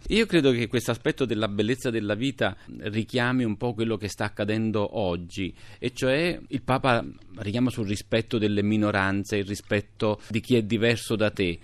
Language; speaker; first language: Italian; native; Italian